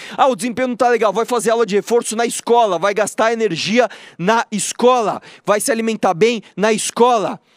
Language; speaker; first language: Portuguese; native; Portuguese